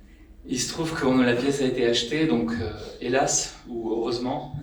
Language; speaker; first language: French; native; French